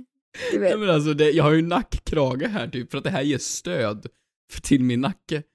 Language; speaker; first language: Swedish; native; Swedish